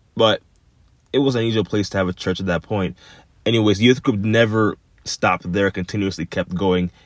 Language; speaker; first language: English; native; English